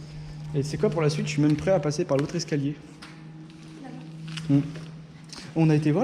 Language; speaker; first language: French; native; French